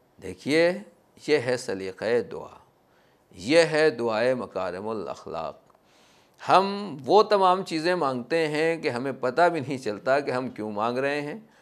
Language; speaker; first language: Hindi; native; Hindi